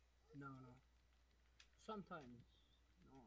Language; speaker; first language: English; non-native, learner; Arabic